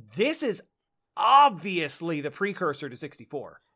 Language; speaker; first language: English; native; English